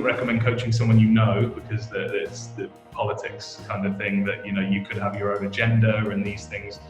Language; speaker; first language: English; native; English